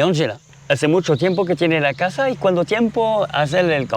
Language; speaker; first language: Spanish; non-native, learner; French